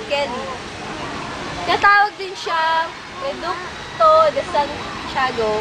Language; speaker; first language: Filipino; native; Filipino